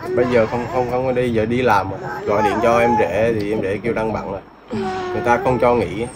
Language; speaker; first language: Vietnamese; non-native, local second language; Western Cham